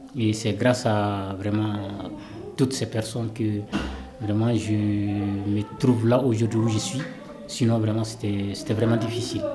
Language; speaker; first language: French; non-native, local second language; Bambara